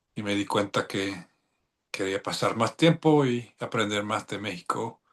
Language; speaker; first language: Spanish; non-native, learner; English